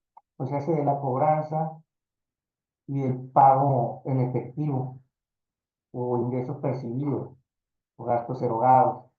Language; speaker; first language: Spanish; native; Spanish